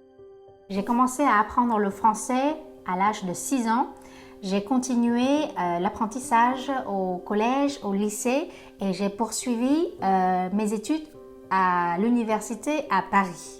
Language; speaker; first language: French; non-native, fluent; Vietnamese